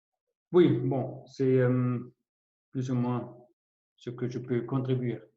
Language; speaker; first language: French; non-native, fluent; German